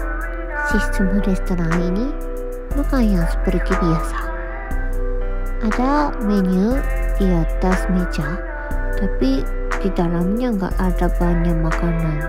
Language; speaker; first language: Indonesian; non-native, learner; Japanese